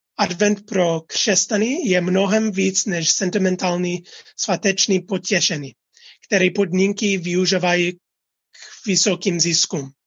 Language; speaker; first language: Czech; non-native, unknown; English